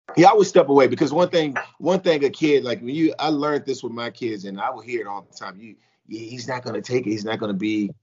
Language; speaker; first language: English; native; English